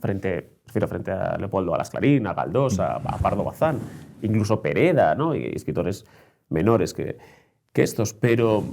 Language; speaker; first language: Spanish; native; Spanish